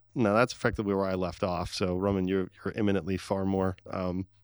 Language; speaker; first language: English; early bilingual, other home language; Arabic